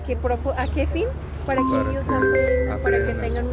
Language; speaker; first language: Spanish; non-native, fluent; English